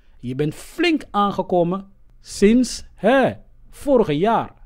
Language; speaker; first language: Dutch; non-native, fluent; Somali